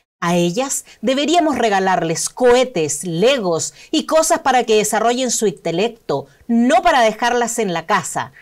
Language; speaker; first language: Spanish; native; Spanish